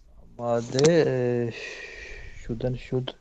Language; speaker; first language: Persian; non-native, learner; Urdu